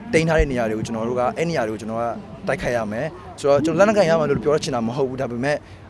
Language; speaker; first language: Burmese; non-native, local second language; Kachin